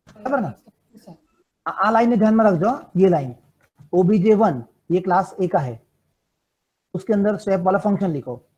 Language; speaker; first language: Hindi; non-native, local second language; Gujarati